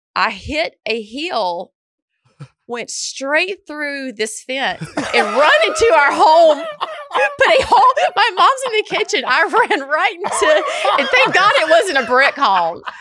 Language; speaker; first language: English; native; English